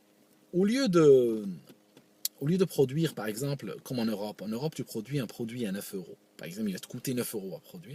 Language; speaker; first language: French; non-native, local second language; Arabic